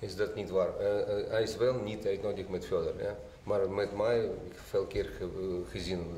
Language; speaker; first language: Dutch; non-native, learner; Russian